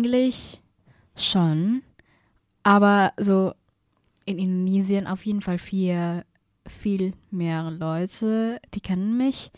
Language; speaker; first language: German; non-native, fluent; Indonesian